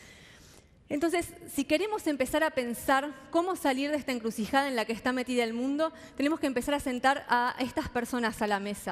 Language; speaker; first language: Spanish; native; Spanish